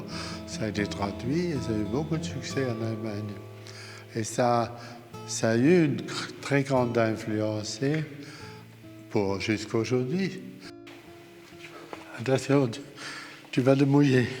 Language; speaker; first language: French; non-native, fluent; German